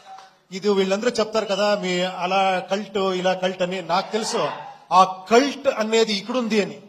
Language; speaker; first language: Telugu; non-native, local second language; Kannada